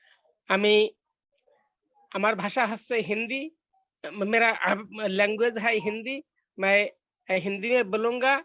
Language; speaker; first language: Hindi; non-native, local second language; Bangla